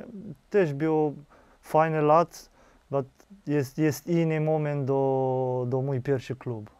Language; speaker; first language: Polish; non-native, learner; Romanian